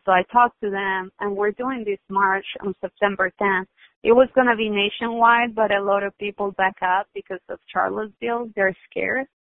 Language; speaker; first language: English; non-native, fluent; Spanish